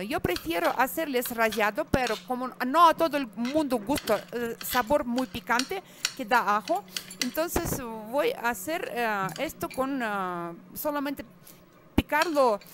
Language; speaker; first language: Spanish; non-native, fluent; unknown